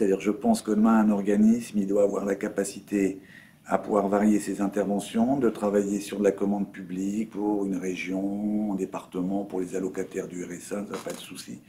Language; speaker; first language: French; native; French